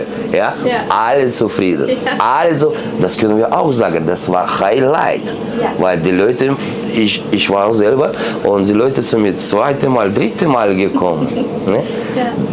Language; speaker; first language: German; non-native, learner; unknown